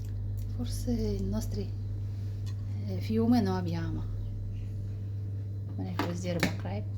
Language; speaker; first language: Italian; non-native, learner; Kazakh